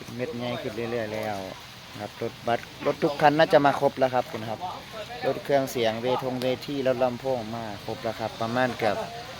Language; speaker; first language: Thai; native; Thai